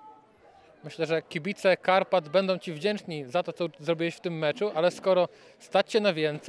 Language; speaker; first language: Polish; native; Polish